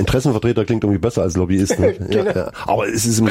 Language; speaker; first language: German; native; German